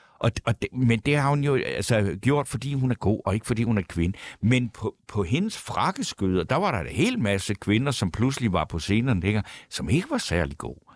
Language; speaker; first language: Danish; native; Danish